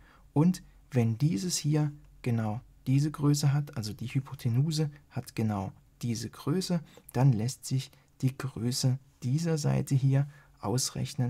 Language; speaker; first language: German; native; German